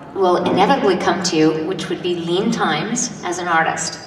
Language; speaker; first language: English; native; English